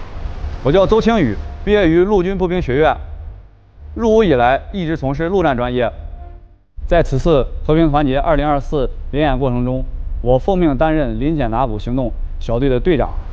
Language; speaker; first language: Chinese; native; Chinese